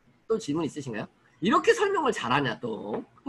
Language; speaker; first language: Korean; native; Korean